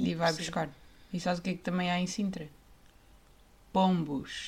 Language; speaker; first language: Portuguese; native; Portuguese